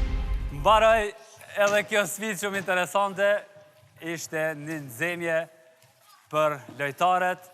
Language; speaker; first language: Albanian; native; Albanian